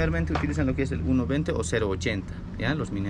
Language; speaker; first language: Spanish; native; Spanish